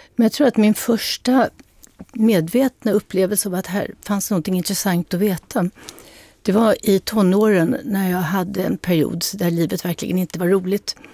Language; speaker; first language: Swedish; early bilingual, heritage; Swedish